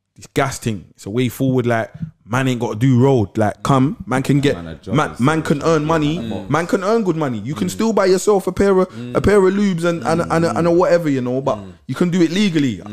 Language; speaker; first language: English; native; English